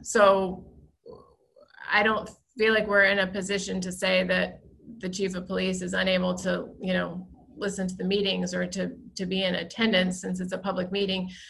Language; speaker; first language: English; native; English